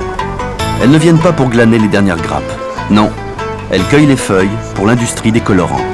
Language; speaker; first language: French; native; French